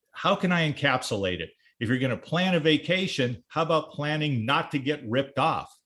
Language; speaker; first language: English; native; English